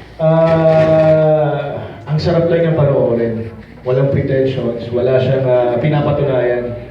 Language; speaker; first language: Filipino; native; Filipino